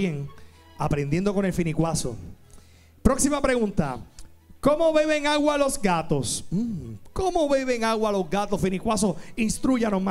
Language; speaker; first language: Spanish; native; Spanish